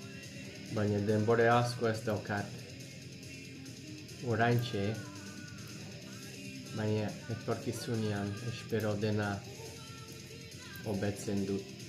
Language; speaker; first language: Basque; non-native, learner; English